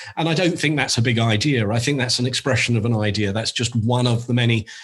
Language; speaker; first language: English; native; English